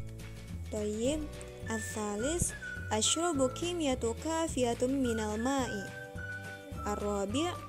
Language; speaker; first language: Arabic; non-native, learner; Indonesian